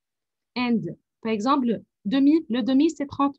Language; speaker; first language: French; non-native, fluent; Arabic